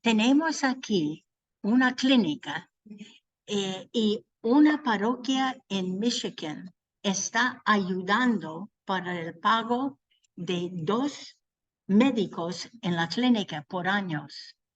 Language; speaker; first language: Spanish; non-native, learner; English